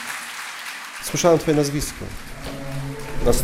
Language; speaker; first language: Polish; native; Polish